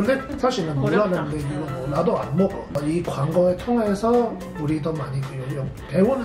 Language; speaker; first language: Korean; non-native, fluent; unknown